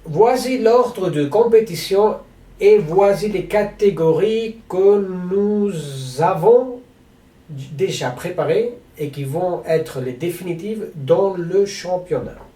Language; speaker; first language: French; non-native, learner; Spanish